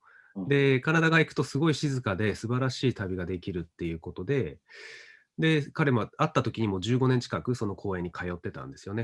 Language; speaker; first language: Japanese; native; Japanese